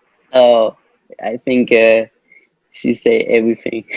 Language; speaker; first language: English; non-native, learner; French